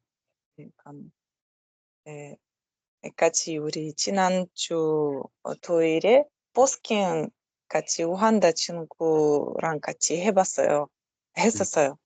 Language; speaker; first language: Korean; non-native, learner; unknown